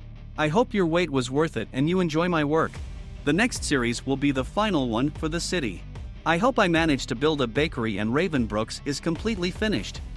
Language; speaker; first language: English; non-native, fluent; Russian